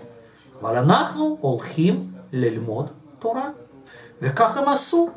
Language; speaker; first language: Hebrew; non-native, fluent; Russian